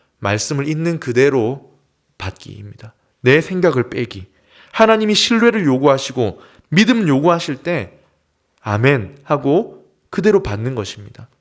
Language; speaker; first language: Korean; native; Korean